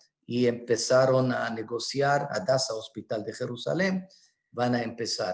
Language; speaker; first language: Spanish; non-native, fluent; Hebrew